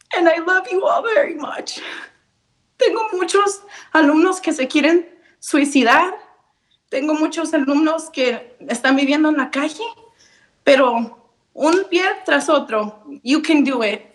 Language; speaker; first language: Spanish; native; Spanish